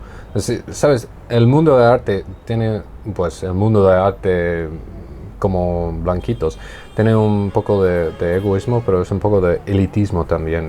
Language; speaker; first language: Spanish; non-native, fluent; English